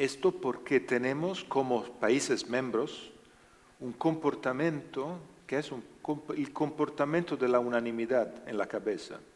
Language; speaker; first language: Spanish; non-native, learner; Italian